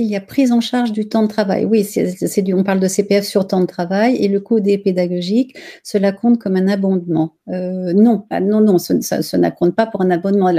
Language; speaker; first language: French; native; French